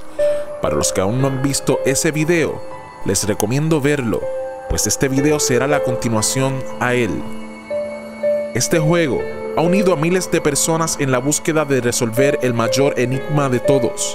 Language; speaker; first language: Spanish; native; Spanish